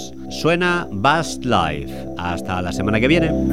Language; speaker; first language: Spanish; native; Spanish